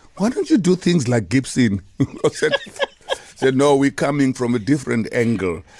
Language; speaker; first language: English; non-native, local second language; Xhosa